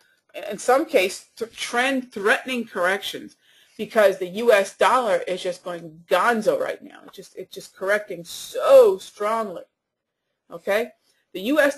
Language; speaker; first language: English; native; English